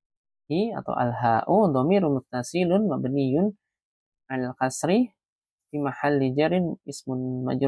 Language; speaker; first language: Arabic; non-native, fluent; Indonesian